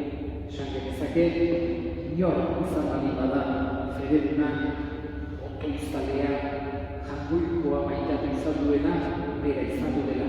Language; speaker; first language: Basque; native; Basque